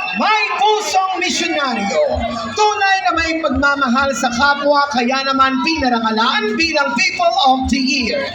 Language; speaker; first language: Filipino; native; Filipino